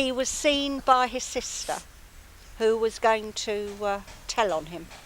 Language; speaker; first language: English; native; English